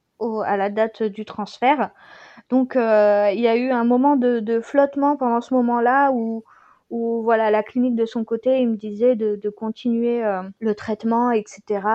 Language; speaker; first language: French; native; French